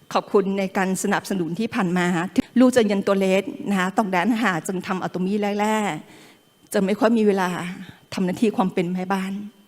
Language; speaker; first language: Thai; non-native, local second language; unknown